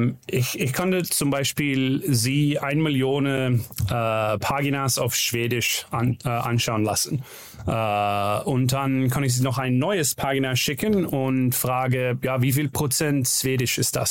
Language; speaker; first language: German; non-native, learner; Dutch